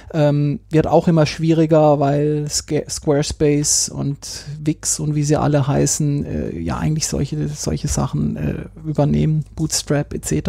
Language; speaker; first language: German; native; German